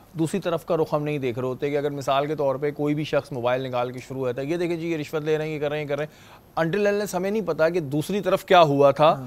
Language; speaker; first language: Urdu; native; Urdu